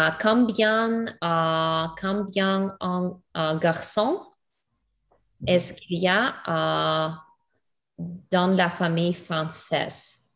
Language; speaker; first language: French; non-native, learner; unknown